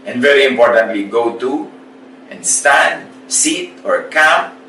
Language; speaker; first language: English; non-native, local second language; Filipino